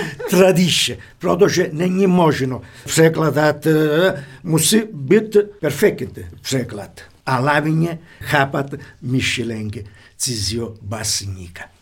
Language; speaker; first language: Czech; non-native, fluent; Italian